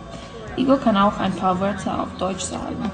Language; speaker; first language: German; non-native, learner; Russian